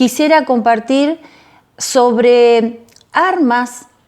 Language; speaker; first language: Spanish; native; Spanish